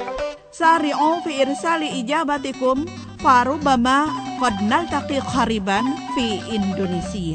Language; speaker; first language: Arabic; non-native, fluent; Indonesian